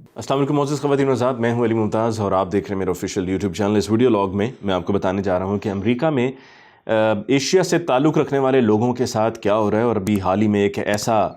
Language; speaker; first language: Urdu; native; Urdu